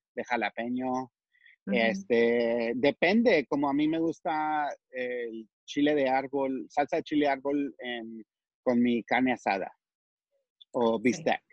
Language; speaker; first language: Spanish; early bilingual, heritage; Spanish